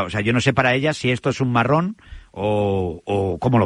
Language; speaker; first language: Spanish; native; Spanish